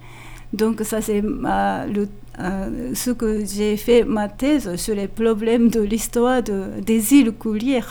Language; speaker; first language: French; non-native, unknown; Japanese